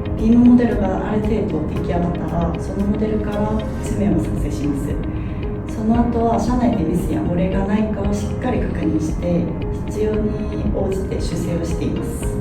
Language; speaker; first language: Japanese; non-native, fluent; Korean